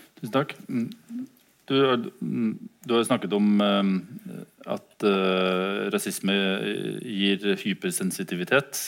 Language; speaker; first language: Norwegian; native; Norwegian